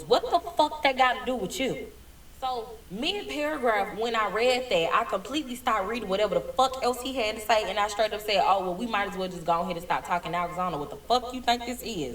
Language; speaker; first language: English; native; English